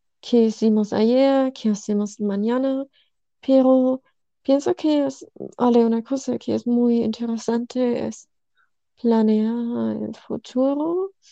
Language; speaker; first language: Spanish; non-native, learner; German